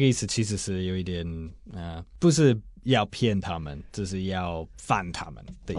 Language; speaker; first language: Chinese; non-native, fluent; English